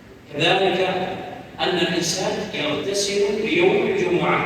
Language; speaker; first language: Arabic; native; Arabic